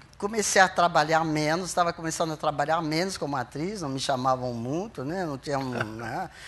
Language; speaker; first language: Portuguese; non-native, fluent; French